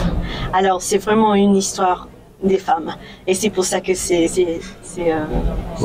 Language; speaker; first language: French; non-native, fluent; English